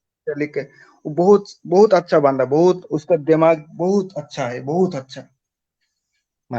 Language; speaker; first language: Hindi; non-native, local second language; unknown